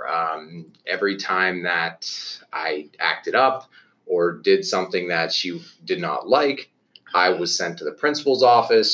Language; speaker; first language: English; native; English